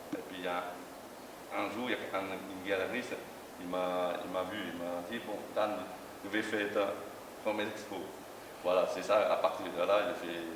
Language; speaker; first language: French; non-native, learner; Chinese